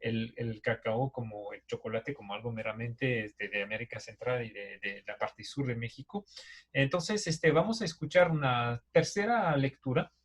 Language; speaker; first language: Spanish; native; Spanish